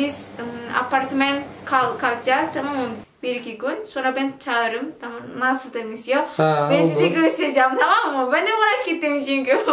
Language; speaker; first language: Turkish; non-native, learner; Indonesian